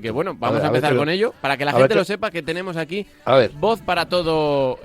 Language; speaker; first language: Spanish; native; Spanish